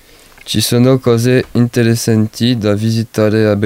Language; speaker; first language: Italian; non-native, learner; French